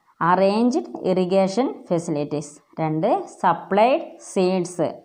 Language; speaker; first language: English; non-native, local second language; Malayalam